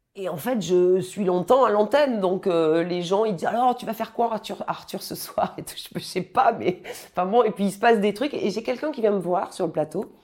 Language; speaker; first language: French; native; French